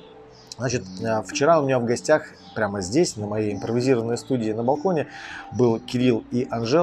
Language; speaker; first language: Russian; native; Russian